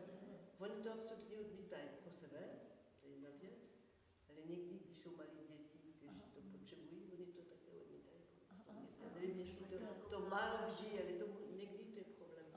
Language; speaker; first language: Czech; non-native, learner; French